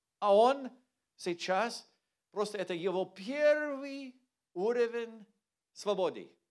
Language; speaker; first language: Russian; non-native, learner; English